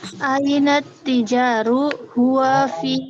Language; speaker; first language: Arabic; non-native, learner; Indonesian